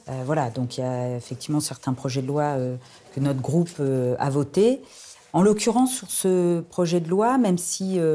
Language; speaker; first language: French; native; French